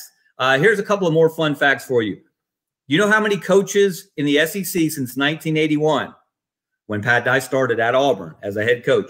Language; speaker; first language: English; native; English